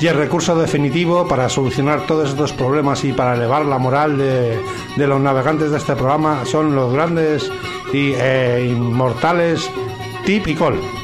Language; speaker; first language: Spanish; native; Spanish